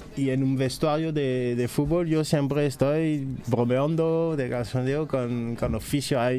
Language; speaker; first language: Spanish; non-native, fluent; French